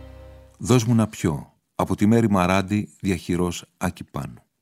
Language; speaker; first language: Greek; native; Greek